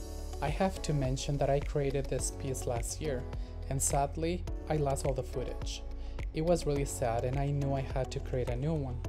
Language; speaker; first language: English; non-native, fluent; Spanish